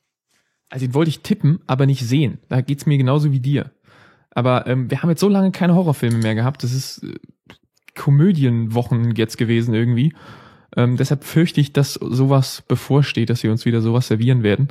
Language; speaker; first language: German; native; German